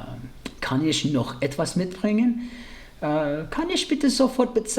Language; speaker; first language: German; early bilingual, heritage; English